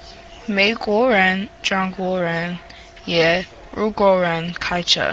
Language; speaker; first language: Chinese; non-native, learner; English